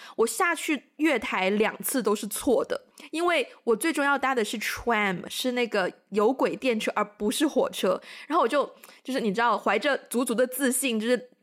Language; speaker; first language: Chinese; native; Chinese